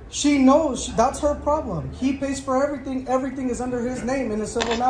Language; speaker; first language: English; early bilingual, other home language; Spanish